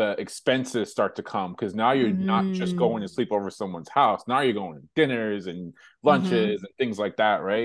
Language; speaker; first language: English; native; English